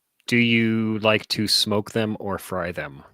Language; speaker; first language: English; native; English